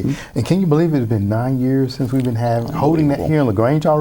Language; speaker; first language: English; native; English